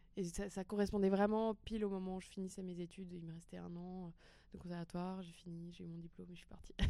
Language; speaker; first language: French; early bilingual, other home language; Portuguese